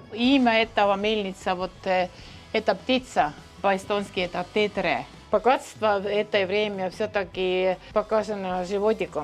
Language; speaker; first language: Russian; non-native, local second language; Estonian